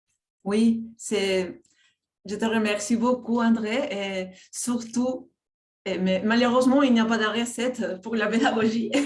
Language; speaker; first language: French; non-native, fluent; Spanish